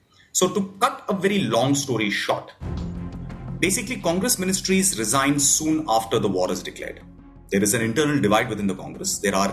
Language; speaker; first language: English; non-native, local second language; Tamil